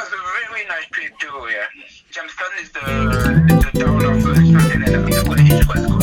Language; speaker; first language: English; non-native, learner; French